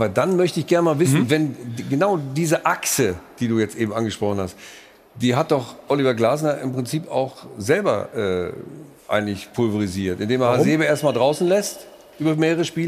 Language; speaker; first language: German; native; German